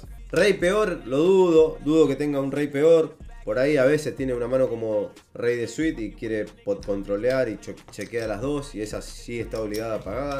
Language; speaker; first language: Spanish; native; Spanish